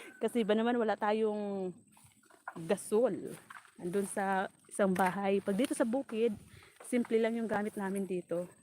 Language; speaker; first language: Filipino; non-native, local second language; Bikol